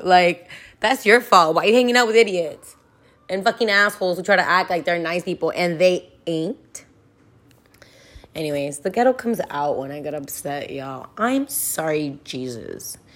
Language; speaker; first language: English; early bilingual, other home language; Spanish